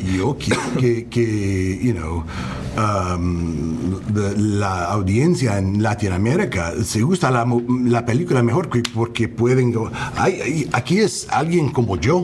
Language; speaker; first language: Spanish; early bilingual, heritage; English